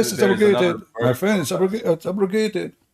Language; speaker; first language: English; non-native, fluent; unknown